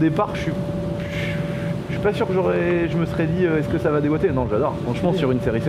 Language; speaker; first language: French; native; French